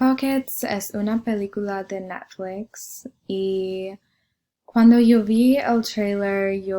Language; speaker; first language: Spanish; non-native, learner; English